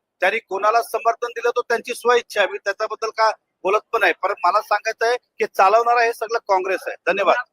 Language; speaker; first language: Marathi; non-native, local second language; Hindi